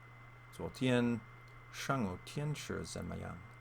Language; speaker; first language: Chinese; non-native, learner; English